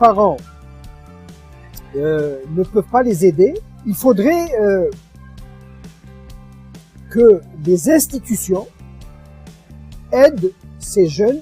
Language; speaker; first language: French; non-native, local second language; Arabic